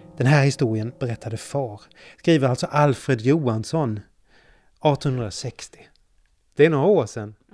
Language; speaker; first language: Swedish; native; Swedish